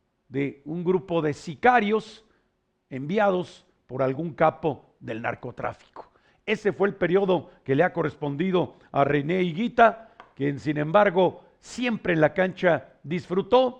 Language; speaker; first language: Spanish; native; Spanish